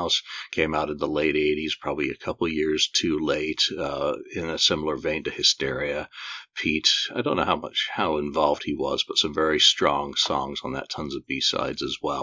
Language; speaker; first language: English; native; English